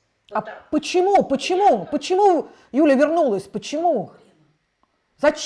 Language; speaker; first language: Russian; native; Russian